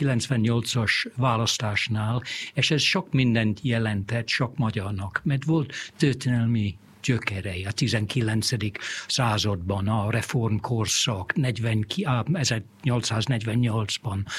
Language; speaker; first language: Hungarian; non-native, fluent; English